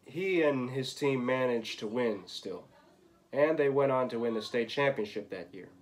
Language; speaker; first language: English; native; English